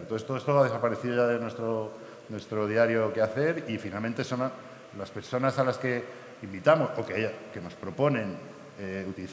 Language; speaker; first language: Spanish; native; Spanish